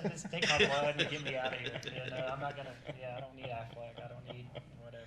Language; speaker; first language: English; native; English